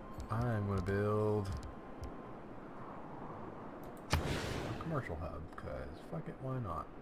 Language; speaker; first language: English; native; English